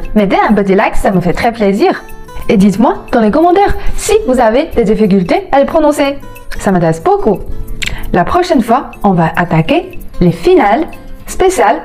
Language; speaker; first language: French; non-native, fluent; Chinese